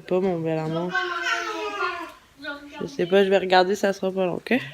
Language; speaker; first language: French; native; French